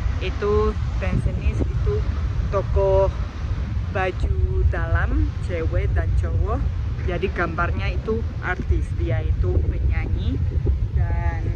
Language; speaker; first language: Indonesian; non-native, fluent; Spanish